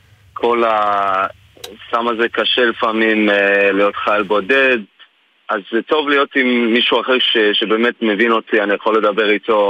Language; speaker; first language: Hebrew; non-native, fluent; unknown